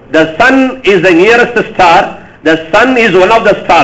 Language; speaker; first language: English; non-native, local second language; Tamil